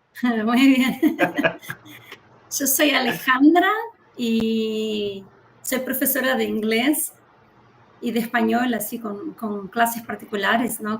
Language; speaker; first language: Spanish; early bilingual, heritage; Spanish